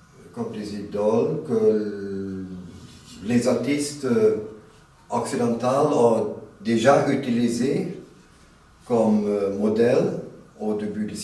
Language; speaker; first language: French; non-native, fluent; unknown